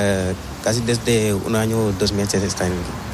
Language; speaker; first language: Spanish; non-native, learner; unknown